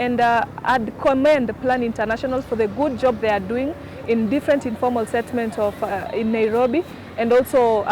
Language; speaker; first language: English; non-native, local second language; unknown